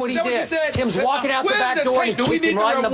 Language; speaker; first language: English; native; English